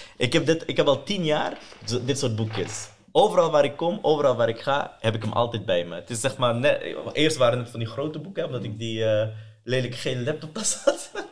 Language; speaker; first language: Dutch; early bilingual, other home language; Persian